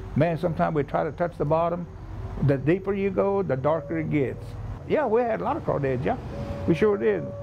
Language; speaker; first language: English; native; English